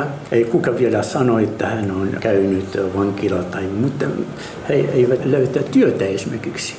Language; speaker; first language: Finnish; non-native, learner; Arabic